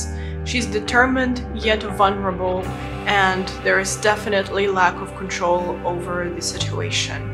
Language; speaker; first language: English; non-native, fluent; Russian